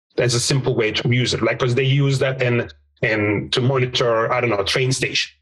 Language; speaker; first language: English; non-native, fluent; Turkish